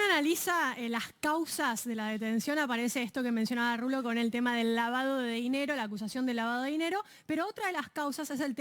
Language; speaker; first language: Spanish; native; Spanish